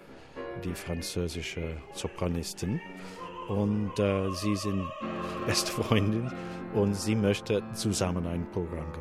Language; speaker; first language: German; non-native, learner; English